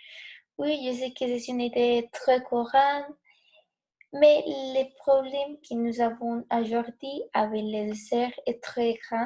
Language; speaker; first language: French; non-native, learner; Spanish